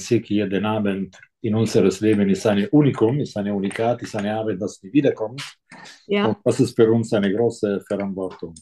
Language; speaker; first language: German; non-native, fluent; Italian